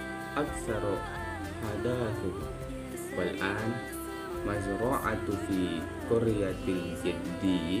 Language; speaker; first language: Arabic; non-native, learner; Indonesian